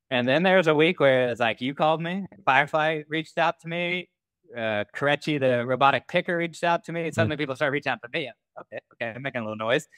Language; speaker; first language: English; native; English